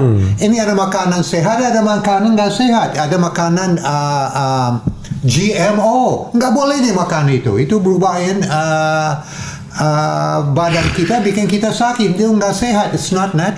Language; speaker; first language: Indonesian; non-native, fluent; English